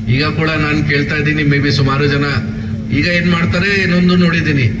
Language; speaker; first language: Kannada; non-native, local second language; Hindi